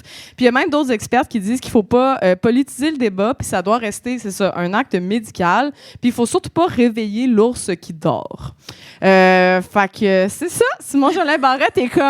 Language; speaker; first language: French; native; French